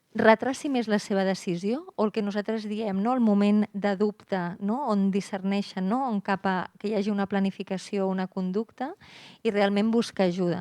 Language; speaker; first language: Catalan; native; Catalan